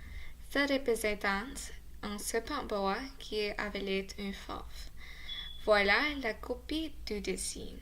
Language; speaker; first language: French; non-native, learner; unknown